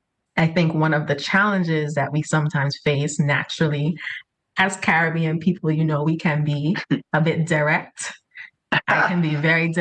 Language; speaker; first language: English; early bilingual, other home language; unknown